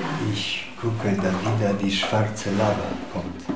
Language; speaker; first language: German; non-native, learner; Polish